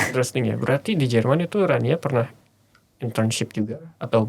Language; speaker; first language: Indonesian; native; Indonesian